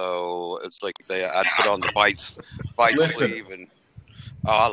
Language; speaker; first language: English; native; English